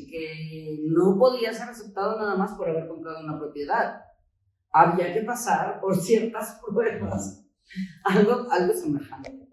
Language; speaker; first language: Spanish; native; Spanish